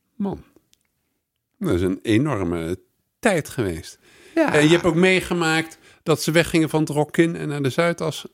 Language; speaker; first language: Dutch; native; Dutch